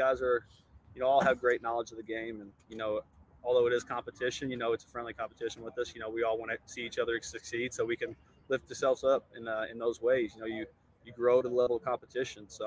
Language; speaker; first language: English; native; English